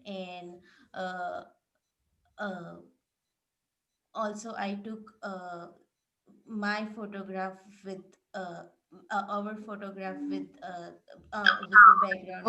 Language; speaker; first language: English; non-native, learner; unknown